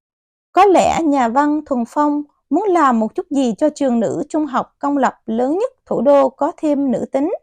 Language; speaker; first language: Vietnamese; native; Vietnamese